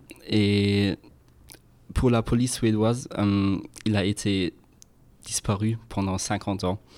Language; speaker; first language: French; non-native, fluent; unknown